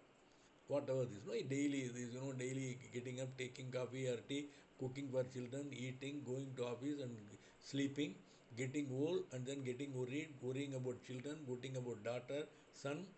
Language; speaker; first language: English; non-native, local second language; Tamil